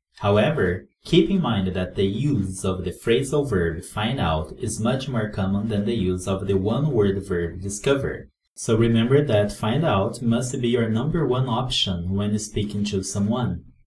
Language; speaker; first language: English; non-native, fluent; Portuguese